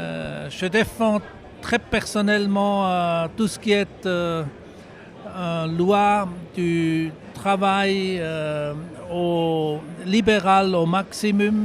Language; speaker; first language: French; non-native, local second language; German